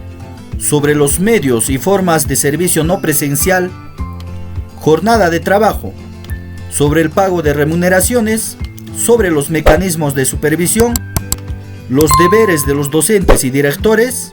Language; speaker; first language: Spanish; native; Spanish